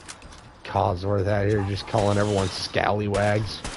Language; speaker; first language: English; native; English